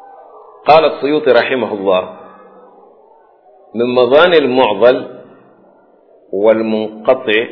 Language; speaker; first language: Arabic; non-native, fluent; Swahili